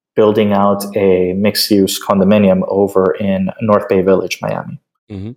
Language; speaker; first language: English; early bilingual, other home language; Spanish